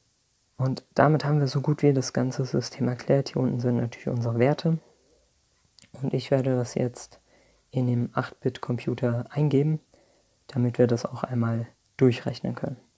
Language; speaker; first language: German; native; German